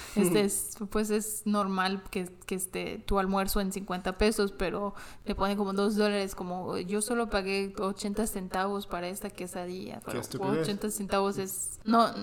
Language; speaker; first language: Spanish; non-native, fluent; English